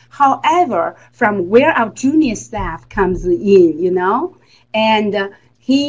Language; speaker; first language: English; non-native, fluent; Chinese